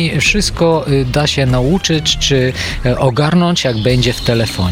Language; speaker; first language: Polish; non-native, fluent; Bulgarian